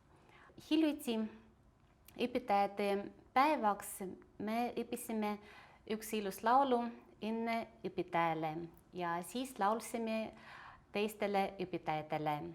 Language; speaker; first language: Estonian; non-native, local second language; Russian